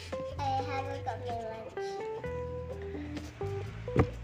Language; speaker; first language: English; non-native, learner; Indonesian